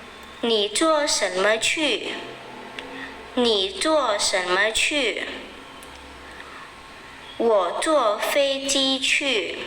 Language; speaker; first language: Chinese; non-native, fluent; Indonesian